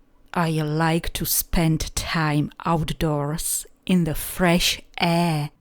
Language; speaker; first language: English; non-native, fluent; Czech